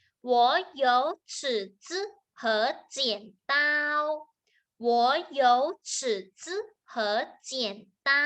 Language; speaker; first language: Chinese; non-native, fluent; Thai